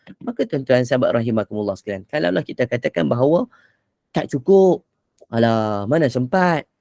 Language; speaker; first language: Malay; native; Malay